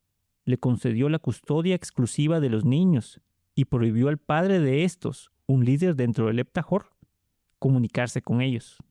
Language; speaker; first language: Spanish; native; Spanish